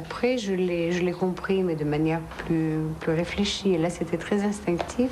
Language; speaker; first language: French; non-native, local second language; Arabic